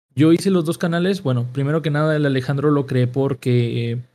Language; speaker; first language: Spanish; native; Spanish